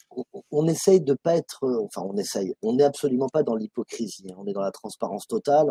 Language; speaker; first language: French; native; French